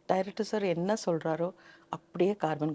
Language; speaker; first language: Tamil; non-native, local second language; Telugu